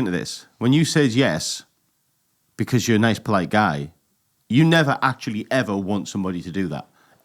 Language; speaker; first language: English; native; English